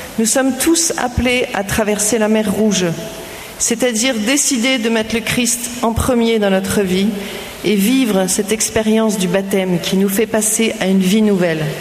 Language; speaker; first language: French; native; French